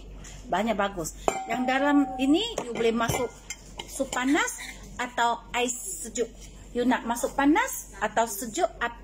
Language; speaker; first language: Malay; non-native, local second language; Min Nan Chinese